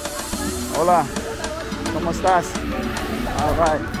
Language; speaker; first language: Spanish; non-native, learner; English